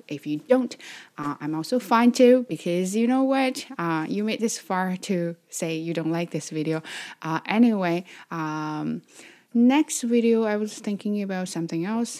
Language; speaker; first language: English; non-native, fluent; Chinese